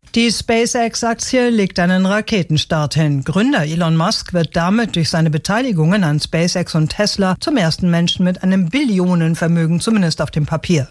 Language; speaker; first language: German; native; German